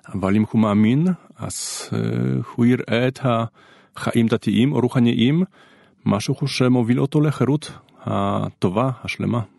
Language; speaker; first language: Hebrew; non-native, fluent; Polish